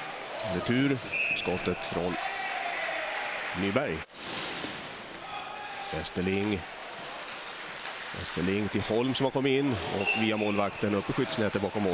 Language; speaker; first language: Swedish; native; Swedish